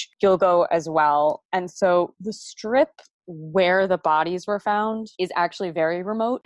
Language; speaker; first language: English; native; English